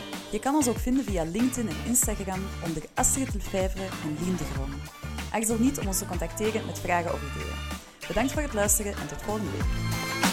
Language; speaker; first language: Dutch; native; Dutch